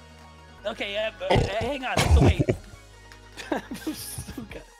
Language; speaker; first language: Russian; non-native, learner; English